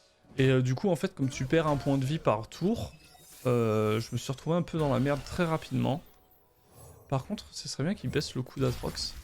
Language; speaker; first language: French; native; French